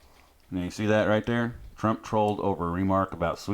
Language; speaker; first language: English; native; English